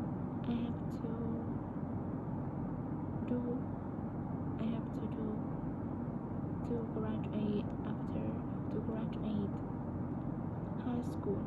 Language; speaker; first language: English; non-native, learner; Vietnamese